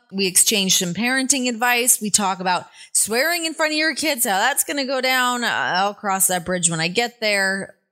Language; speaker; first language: English; native; English